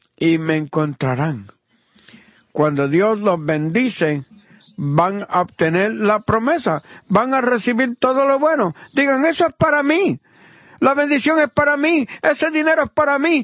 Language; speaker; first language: Spanish; non-native, fluent; Italian